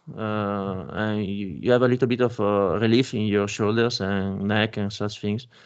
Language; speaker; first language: English; non-native, fluent; Italian